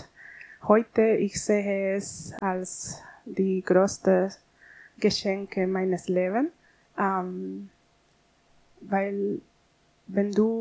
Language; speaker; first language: German; non-native, learner; Spanish